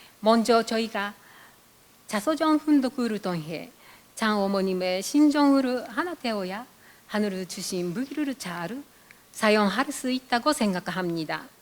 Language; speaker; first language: Korean; non-native, fluent; Japanese